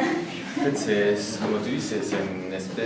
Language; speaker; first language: French; non-native, fluent; Spanish